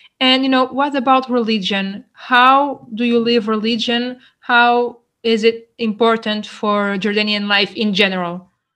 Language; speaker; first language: English; non-native, fluent; Portuguese